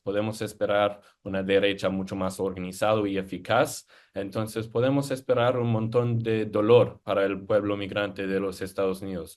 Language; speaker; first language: Spanish; non-native, fluent; English